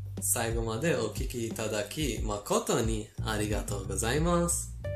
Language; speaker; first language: Japanese; non-native, fluent; Persian